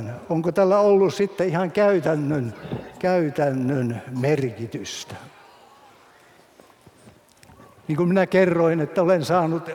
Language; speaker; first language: Finnish; native; Finnish